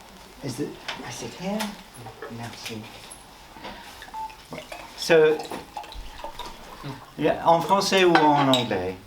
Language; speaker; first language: French; non-native, learner; English